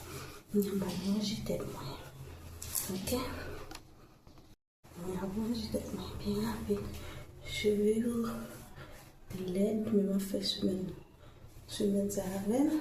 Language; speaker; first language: French; non-native, learner; Haitian Creole